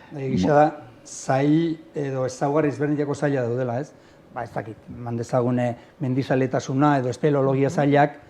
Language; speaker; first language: Basque; native; Basque